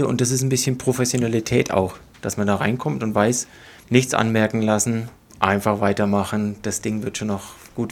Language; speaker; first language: German; native; German